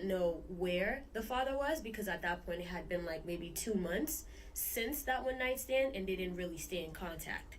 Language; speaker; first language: English; native; English